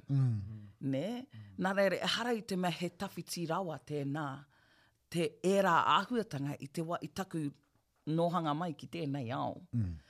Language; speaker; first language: Māori; non-native, local second language; English